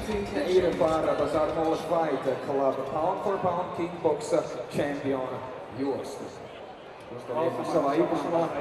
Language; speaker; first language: Latvian; native; Latvian